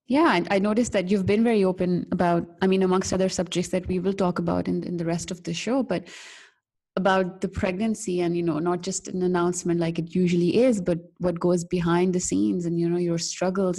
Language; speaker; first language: English; non-native, local second language; Urdu